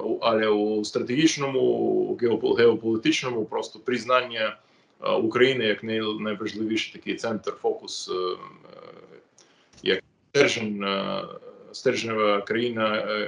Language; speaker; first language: Ukrainian; non-native, fluent; English